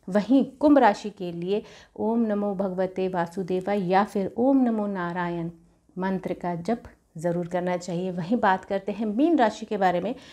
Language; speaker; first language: Hindi; native; Hindi